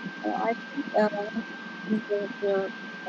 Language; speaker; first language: English; non-native, learner; Vietnamese